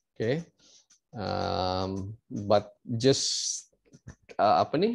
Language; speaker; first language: English; non-native, local second language; Malay